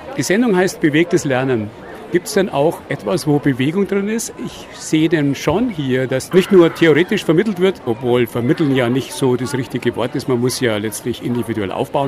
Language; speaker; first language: German; native; German